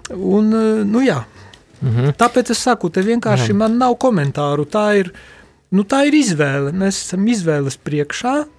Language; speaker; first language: Latvian; non-native, local second language; Polish